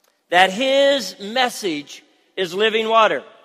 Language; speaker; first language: English; native; English